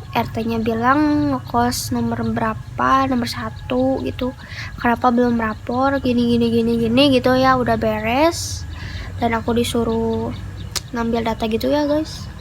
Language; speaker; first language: Indonesian; non-native, local second language; Sundanese